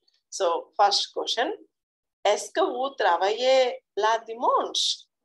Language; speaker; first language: French; non-native, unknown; Telugu